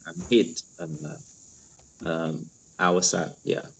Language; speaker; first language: English; non-native, learner; Vietnamese